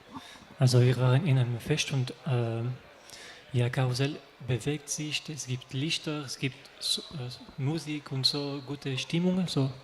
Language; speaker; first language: German; non-native, local second language; French